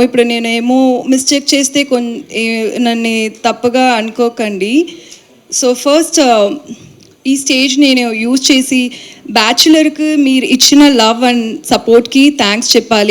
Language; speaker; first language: Telugu; non-native, learner; Tamil